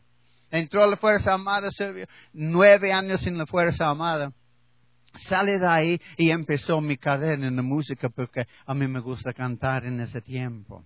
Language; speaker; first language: Spanish; non-native, learner; English